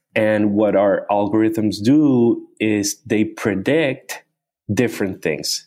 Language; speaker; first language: English; non-native, fluent; Spanish